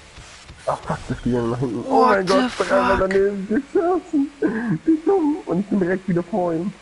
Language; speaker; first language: German; native; German